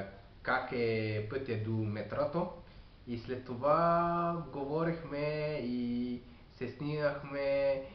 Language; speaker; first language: Bulgarian; non-native, learner; French